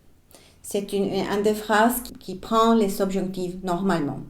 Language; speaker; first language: French; non-native, fluent; Spanish